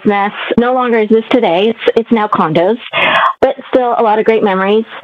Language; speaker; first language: English; native; English